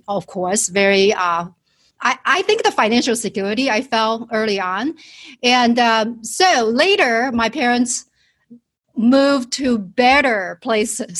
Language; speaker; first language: English; non-native, fluent; Chinese